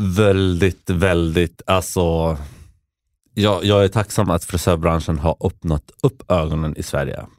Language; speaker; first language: Swedish; early bilingual, other home language; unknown